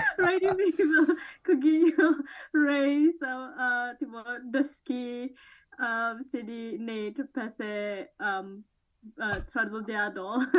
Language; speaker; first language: Welsh; non-native, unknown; Malay